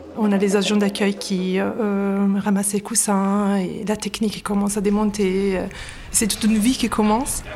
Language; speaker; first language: French; non-native, fluent; Italian